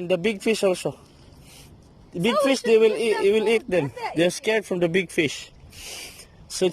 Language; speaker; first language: English; non-native, local second language; Filipino